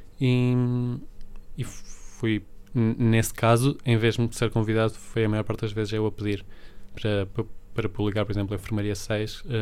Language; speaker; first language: Portuguese; early bilingual, other home language; Spanish